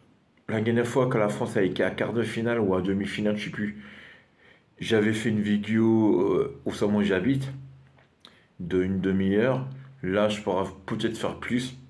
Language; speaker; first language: French; non-native, fluent; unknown